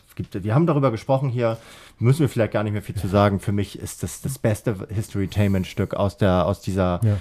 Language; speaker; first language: German; native; German